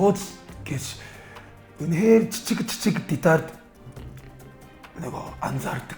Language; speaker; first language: Mongolian; non-native, learner; Korean